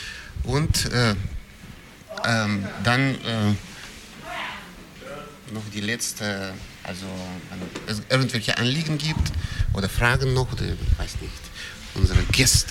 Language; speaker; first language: German; non-native, fluent; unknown